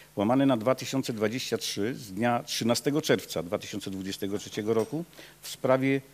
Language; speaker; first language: Polish; native; Polish